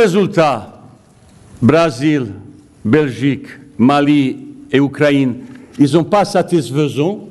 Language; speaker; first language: French; non-native, fluent; Bosnian